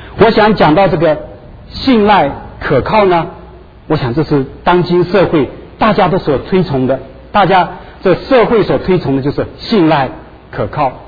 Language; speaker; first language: Chinese; native; Chinese